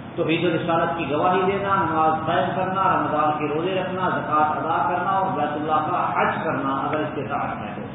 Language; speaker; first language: Urdu; non-native, local second language; Punjabi